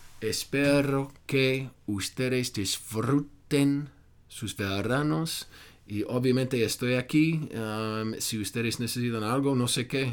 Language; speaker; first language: Spanish; non-native, fluent; English